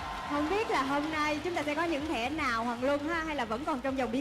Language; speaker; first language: Vietnamese; native; Vietnamese